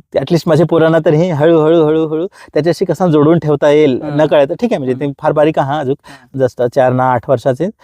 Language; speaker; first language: Marathi; non-native, local second language; Kukna